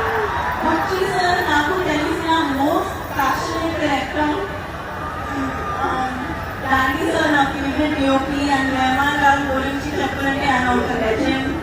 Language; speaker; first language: Telugu; non-native, learner; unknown